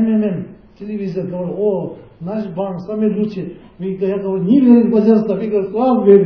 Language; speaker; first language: Russian; non-native, learner; Tibetan